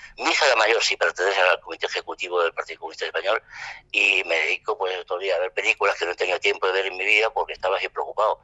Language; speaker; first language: Spanish; non-native, fluent; French